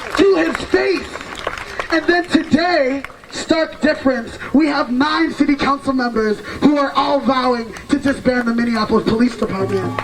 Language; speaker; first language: English; early bilingual, other home language; Yoruba